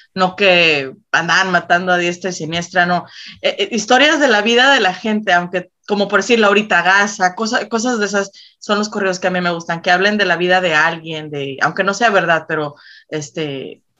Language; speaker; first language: Spanish; native; Spanish